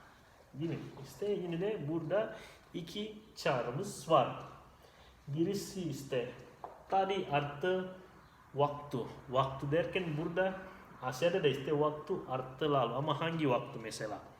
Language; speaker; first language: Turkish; non-native, fluent; Indonesian